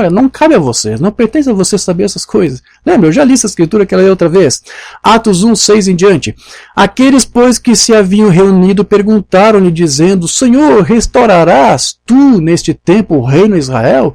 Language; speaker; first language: Portuguese; native; Portuguese